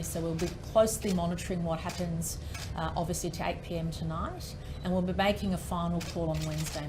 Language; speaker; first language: English; native; English